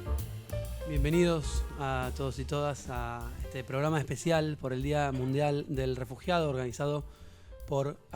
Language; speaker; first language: Spanish; native; Spanish